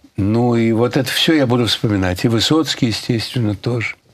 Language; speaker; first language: Russian; native; Russian